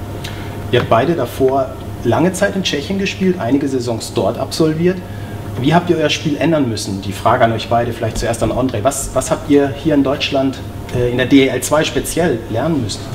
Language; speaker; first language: German; native; German